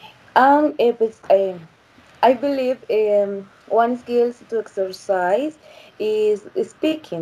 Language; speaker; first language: English; non-native, learner; Spanish